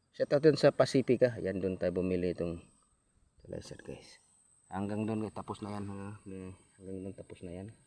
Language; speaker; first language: Filipino; non-native, local second language; Waray